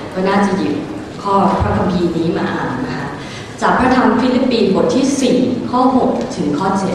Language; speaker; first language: Thai; early bilingual, other home language; English